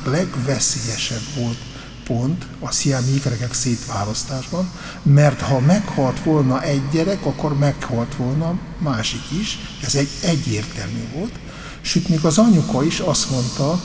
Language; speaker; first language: Hungarian; non-native, fluent; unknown